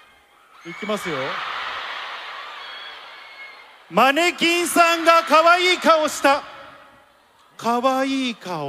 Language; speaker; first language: Japanese; native; Japanese